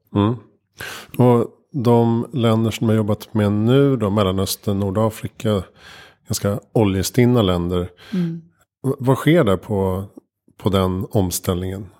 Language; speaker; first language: Swedish; native; Swedish